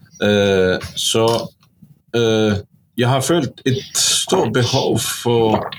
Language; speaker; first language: Norwegian; non-native, fluent; Bosnian